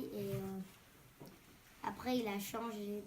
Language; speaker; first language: French; non-native, learner; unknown